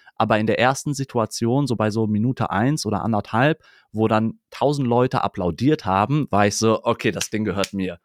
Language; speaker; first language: German; native; German